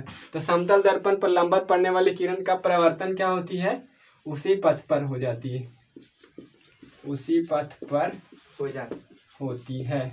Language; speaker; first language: Hindi; native; Hindi